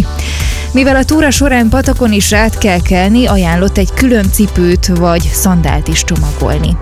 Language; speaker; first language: Hungarian; native; Hungarian